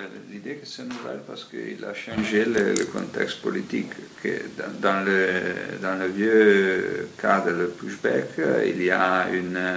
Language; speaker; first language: French; non-native, fluent; Italian